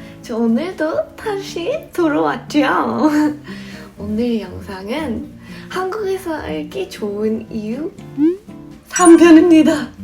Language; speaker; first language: Korean; non-native, fluent; English